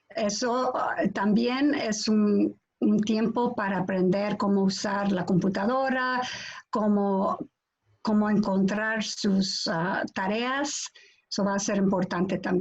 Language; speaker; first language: Spanish; non-native, fluent; English